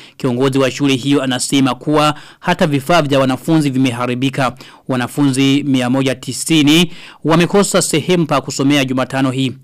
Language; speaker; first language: Swahili; non-native, local second language; Rundi